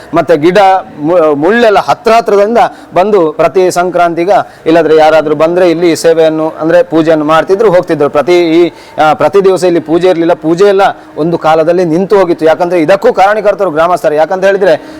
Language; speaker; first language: Kannada; native; Kannada